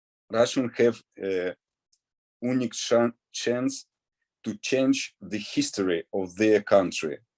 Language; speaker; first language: English; non-native, learner; Ukrainian